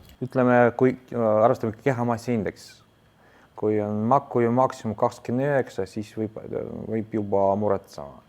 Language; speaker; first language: Estonian; non-native, local second language; Russian